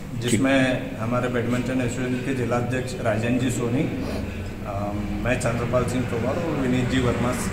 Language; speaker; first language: Hindi; native; Hindi